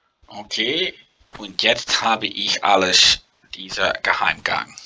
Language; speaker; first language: German; non-native, learner; Dutch